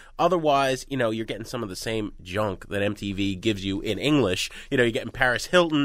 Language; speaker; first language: English; native; English